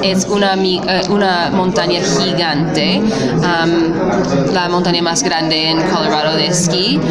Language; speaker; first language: Spanish; non-native, fluent; English